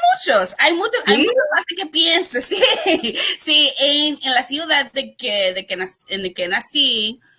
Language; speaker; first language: Spanish; non-native, learner; English